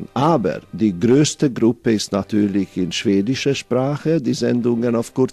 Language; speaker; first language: German; non-native, fluent; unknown